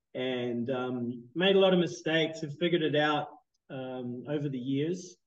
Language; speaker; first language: English; native; English